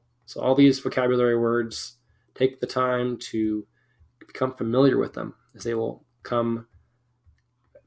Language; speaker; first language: English; native; English